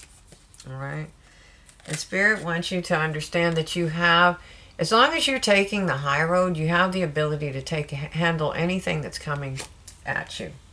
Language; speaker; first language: English; native; English